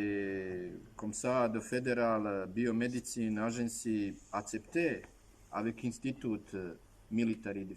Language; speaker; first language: French; non-native, learner; Russian